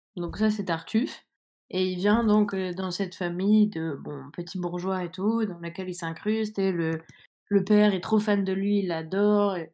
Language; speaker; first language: French; native; French